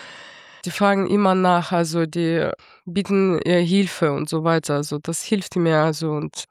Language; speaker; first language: German; non-native, fluent; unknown